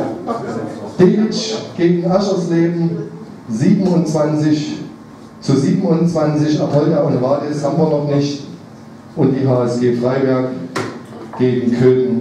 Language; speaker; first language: German; native; German